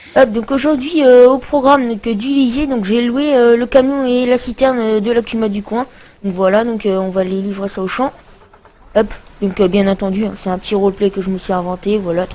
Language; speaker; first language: French; native; French